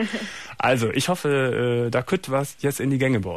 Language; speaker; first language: German; native; German